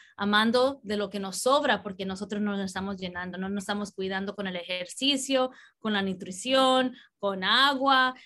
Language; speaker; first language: Spanish; early bilingual, heritage; Spanish